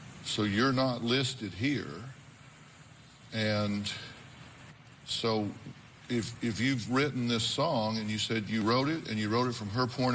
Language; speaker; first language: English; native; English